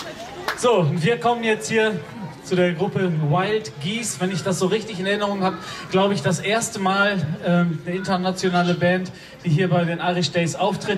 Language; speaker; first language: German; native; German